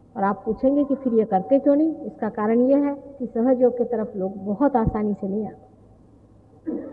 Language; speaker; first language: Hindi; non-native, local second language; Marathi